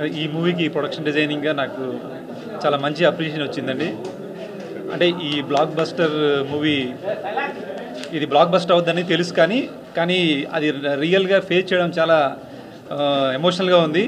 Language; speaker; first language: Telugu; native; Telugu